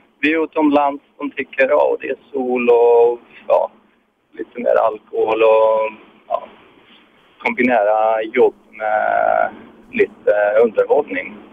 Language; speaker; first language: Swedish; non-native, fluent; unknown